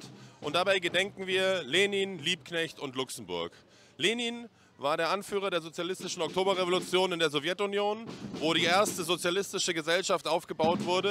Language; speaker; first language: German; native; German